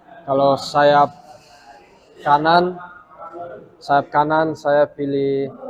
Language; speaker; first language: Indonesian; early bilingual, heritage; English